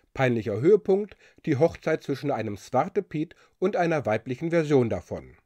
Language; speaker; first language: German; native; German